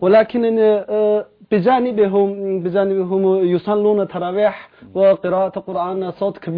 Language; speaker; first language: Arabic; non-native, learner; Chinese